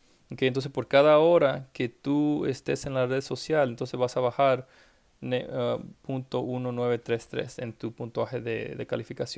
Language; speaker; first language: Spanish; early bilingual, heritage; English